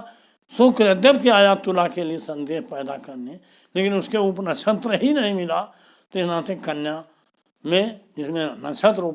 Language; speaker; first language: Hindi; native; Hindi